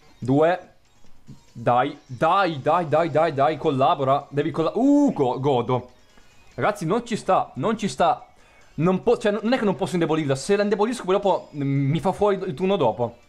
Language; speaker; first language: Italian; native; Italian